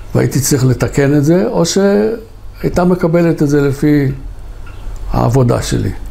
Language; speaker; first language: Hebrew; native; Hebrew